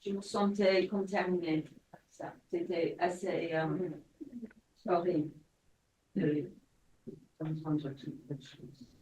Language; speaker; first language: French; non-native, fluent; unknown